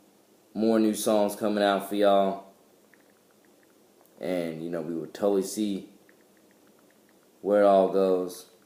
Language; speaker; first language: English; native; English